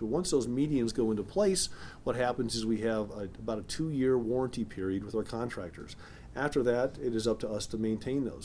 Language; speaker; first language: English; native; English